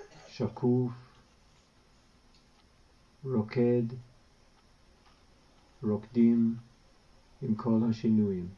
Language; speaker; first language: Hebrew; non-native, fluent; English